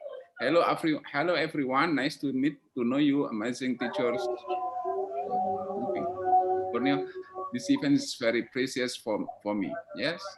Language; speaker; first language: English; non-native, fluent; Indonesian